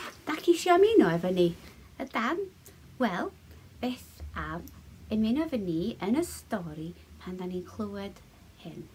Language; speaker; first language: Welsh; non-native, local second language; English